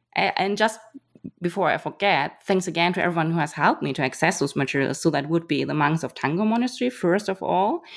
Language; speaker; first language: English; non-native, fluent; German